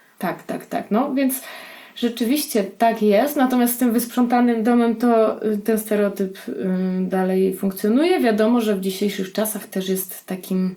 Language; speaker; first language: Polish; native; Polish